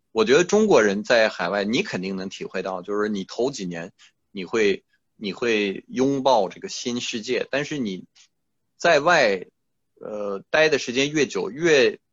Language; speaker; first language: Chinese; non-native, fluent; French